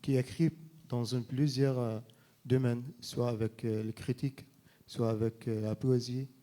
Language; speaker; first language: French; non-native, fluent; Arabic